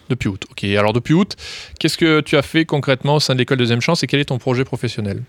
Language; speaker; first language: French; native; French